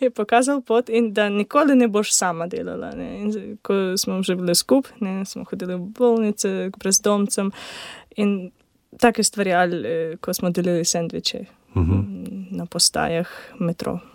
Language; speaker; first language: Slovenian; non-native, learner; Ukrainian